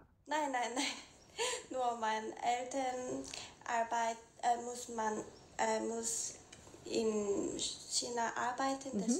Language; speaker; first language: German; non-native, learner; Korean